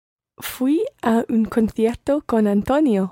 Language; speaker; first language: Spanish; non-native, learner; English